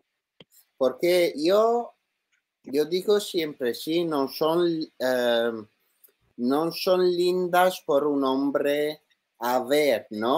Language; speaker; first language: Spanish; non-native, learner; Italian